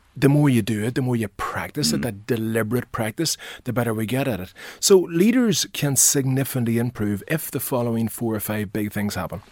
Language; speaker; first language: English; native; English